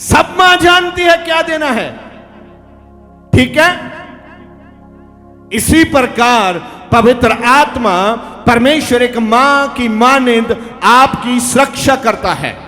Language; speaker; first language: Hindi; non-native, local second language; Punjabi